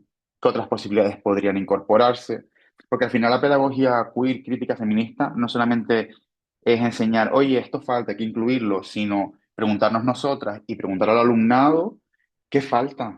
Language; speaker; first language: Spanish; native; Spanish